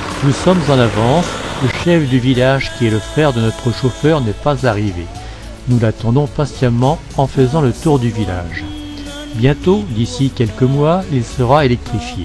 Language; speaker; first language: French; native; French